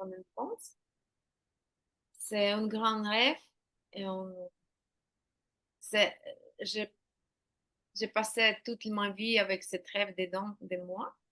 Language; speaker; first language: French; non-native, learner; Ukrainian